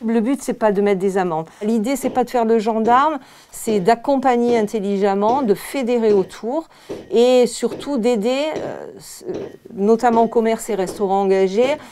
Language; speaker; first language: French; native; French